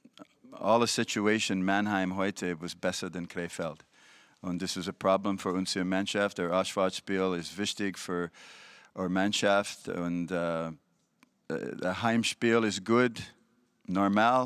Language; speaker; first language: German; non-native, learner; English